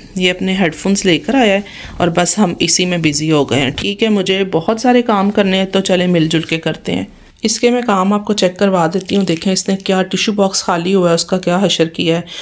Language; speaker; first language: Urdu; non-native, local second language; Punjabi